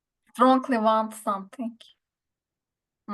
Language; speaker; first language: English; non-native, learner; Turkish